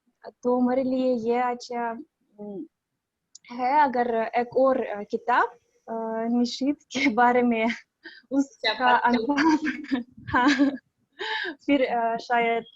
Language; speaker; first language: Hindi; non-native, learner; Russian